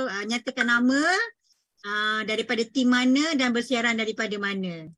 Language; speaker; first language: Malay; native; Malay